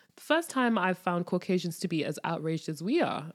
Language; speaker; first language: English; native; English